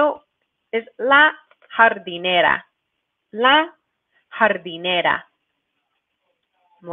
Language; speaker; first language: Spanish; non-native, fluent; English